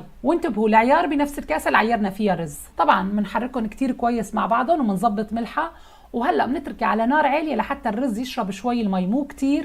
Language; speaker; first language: Arabic; native; Arabic